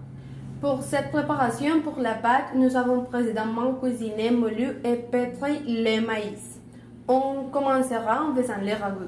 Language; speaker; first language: French; non-native, learner; Spanish